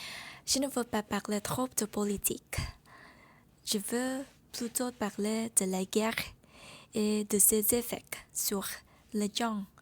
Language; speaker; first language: French; non-native, learner; Vietnamese